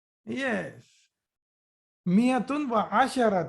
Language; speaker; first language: Arabic; non-native, fluent; Urdu